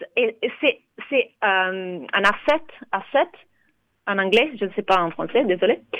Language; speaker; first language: French; non-native, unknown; Italian